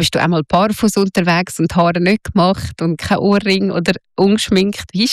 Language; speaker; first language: German; native; German